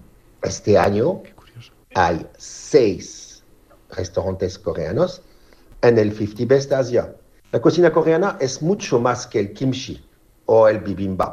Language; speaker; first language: Spanish; non-native, fluent; French